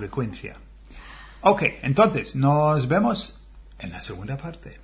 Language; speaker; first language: Spanish; non-native, fluent; English